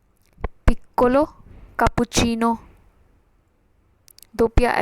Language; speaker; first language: Italian; non-native, fluent; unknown